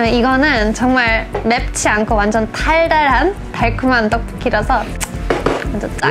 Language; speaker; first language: Korean; non-native, fluent; German